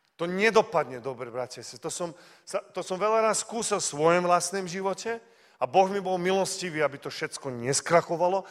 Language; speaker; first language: Slovak; early bilingual, heritage; Slovak